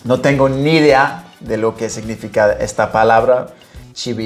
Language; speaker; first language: Spanish; non-native, fluent; English